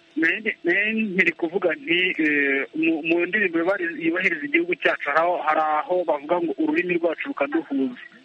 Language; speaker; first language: Kinyarwanda; native; Kinyarwanda